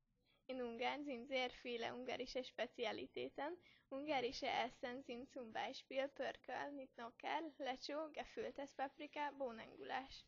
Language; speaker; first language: German; non-native, learner; Hungarian